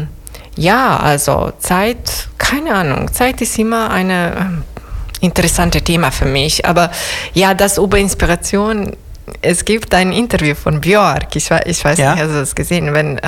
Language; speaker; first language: German; non-native, fluent; Serbian